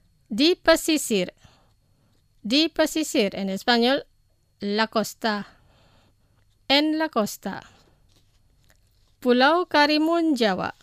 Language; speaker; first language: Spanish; non-native, fluent; Indonesian